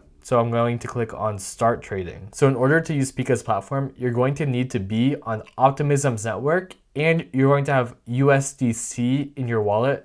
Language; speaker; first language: English; native; English